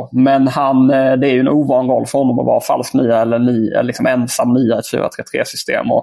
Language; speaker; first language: Swedish; native; Swedish